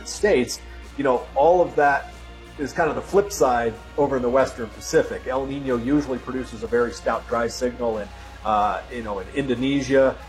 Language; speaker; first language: English; native; English